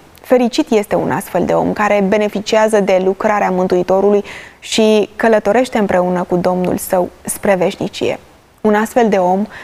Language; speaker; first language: Romanian; native; Romanian